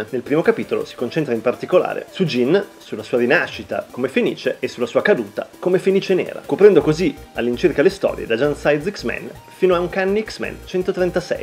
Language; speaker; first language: Italian; native; Italian